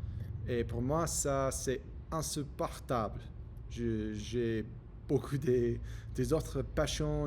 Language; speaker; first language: French; non-native, learner; English